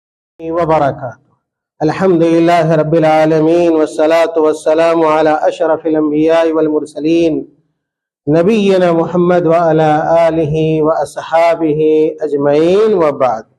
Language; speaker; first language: Arabic; non-native, fluent; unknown